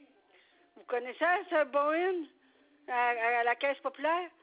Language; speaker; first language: French; native; French